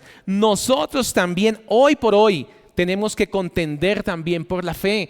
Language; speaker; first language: Spanish; native; Spanish